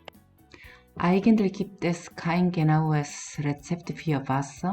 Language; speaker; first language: German; non-native, learner; Korean